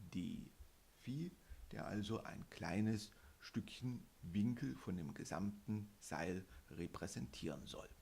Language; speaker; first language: German; native; German